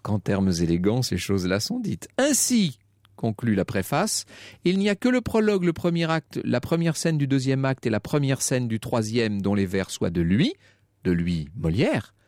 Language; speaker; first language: French; native; French